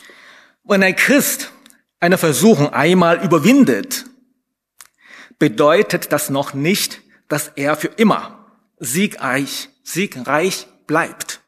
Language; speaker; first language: German; non-native, fluent; Chinese